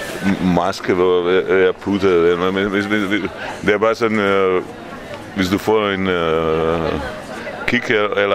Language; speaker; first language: Danish; non-native, fluent; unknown